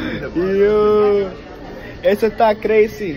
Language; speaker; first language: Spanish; early bilingual, heritage; English